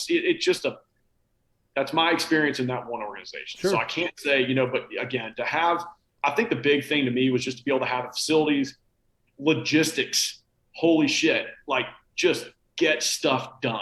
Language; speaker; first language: English; native; English